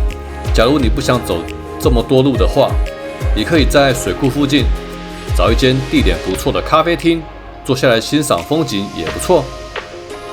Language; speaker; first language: Chinese; native; Chinese